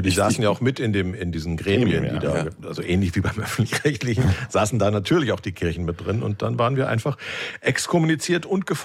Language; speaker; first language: German; native; German